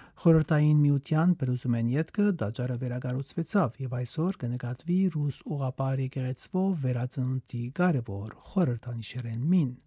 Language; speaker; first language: Armenian; early bilingual, heritage; Armenian